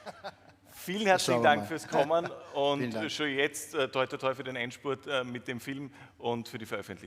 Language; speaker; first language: German; native; German